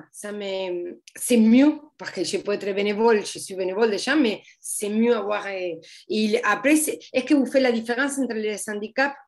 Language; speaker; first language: French; non-native, fluent; Spanish